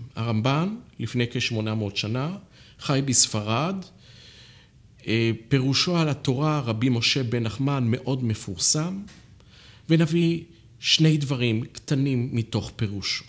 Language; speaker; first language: Hebrew; native; Hebrew